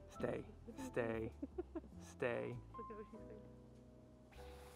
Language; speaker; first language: English; native; English